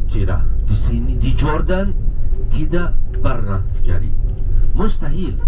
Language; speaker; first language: Indonesian; non-native, fluent; Arabic